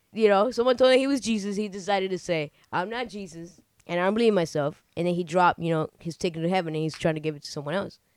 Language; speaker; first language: English; native; English